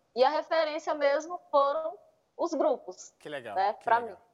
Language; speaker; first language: Portuguese; native; Portuguese